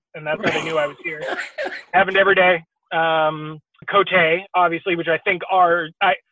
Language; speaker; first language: English; native; English